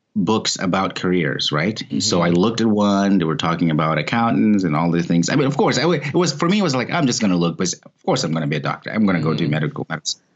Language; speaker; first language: English; non-native, fluent; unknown